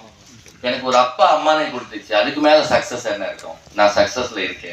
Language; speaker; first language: Tamil; non-native, learner; Telugu